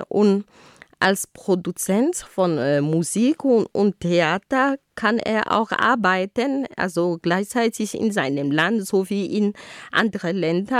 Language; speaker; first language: German; non-native, fluent; Ghomala